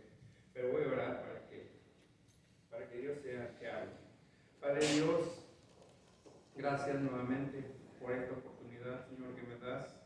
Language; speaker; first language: Spanish; native; Spanish